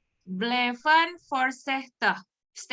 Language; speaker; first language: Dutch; non-native, learner; Indonesian